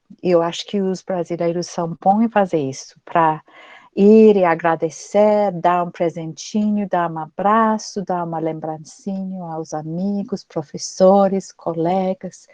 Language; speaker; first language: Portuguese; non-native, fluent; English